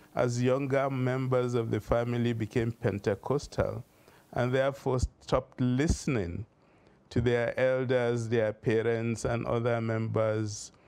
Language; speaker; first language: English; non-native, local second language; Hausa